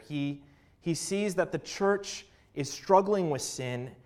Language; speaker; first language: English; native; English